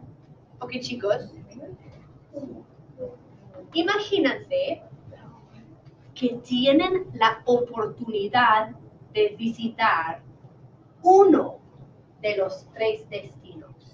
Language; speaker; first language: Spanish; non-native, fluent; English